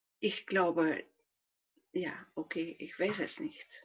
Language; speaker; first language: German; non-native, fluent; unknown